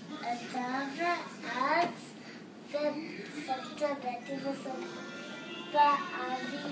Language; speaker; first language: Hebrew; early bilingual, heritage; English